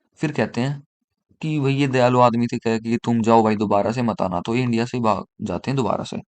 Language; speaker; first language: Hindi; native; Hindi